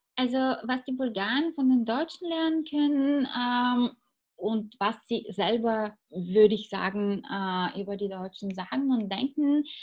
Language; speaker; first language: German; non-native, fluent; Bulgarian